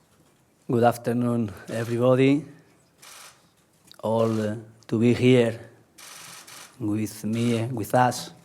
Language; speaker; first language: English; non-native, learner; Spanish